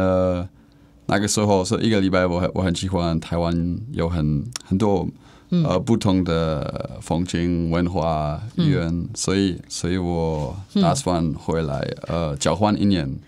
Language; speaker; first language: Chinese; non-native, learner; Czech